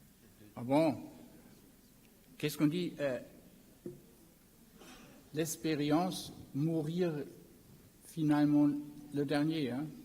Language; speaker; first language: French; non-native, learner; German